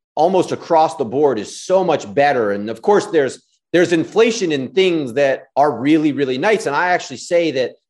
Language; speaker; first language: English; native; English